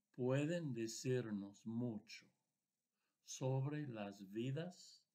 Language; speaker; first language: Spanish; non-native, fluent; English